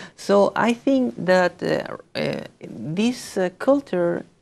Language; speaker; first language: English; non-native, fluent; Spanish